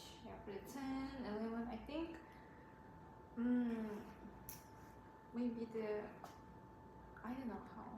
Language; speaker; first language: English; non-native, learner; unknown